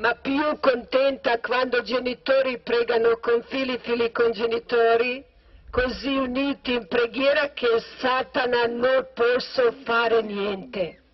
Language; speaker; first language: Italian; non-native, learner; Croatian